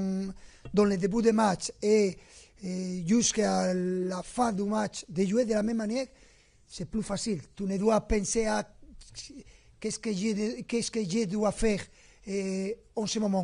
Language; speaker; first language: French; non-native, fluent; Spanish